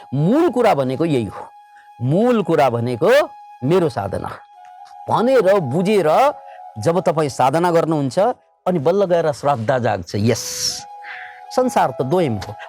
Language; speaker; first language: Nepali; native; Nepali